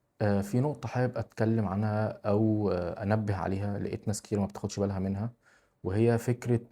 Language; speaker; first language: Arabic; native; Arabic